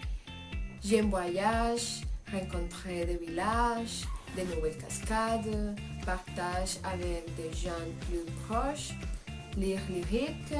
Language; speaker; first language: French; non-native, learner; Spanish